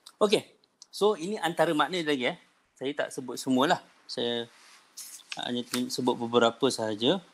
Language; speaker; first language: Malay; native; Malay